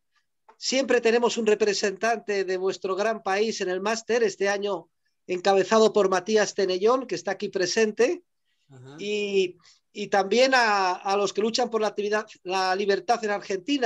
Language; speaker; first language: Spanish; native; Spanish